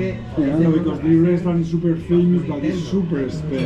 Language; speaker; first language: English; non-native, fluent; Spanish